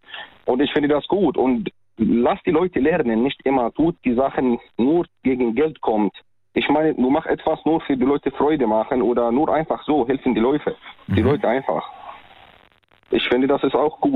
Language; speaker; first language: German; non-native, learner; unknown